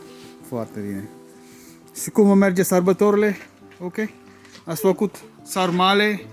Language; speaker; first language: Romanian; non-native, learner; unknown